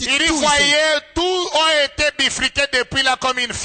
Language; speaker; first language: French; non-native, local second language; Lingala